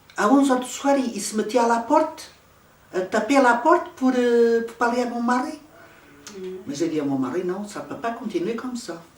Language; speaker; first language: French; non-native, fluent; Portuguese